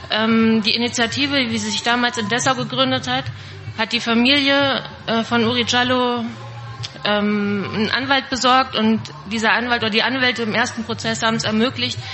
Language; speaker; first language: German; native; German